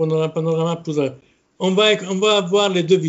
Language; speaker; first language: French; non-native, fluent; Italian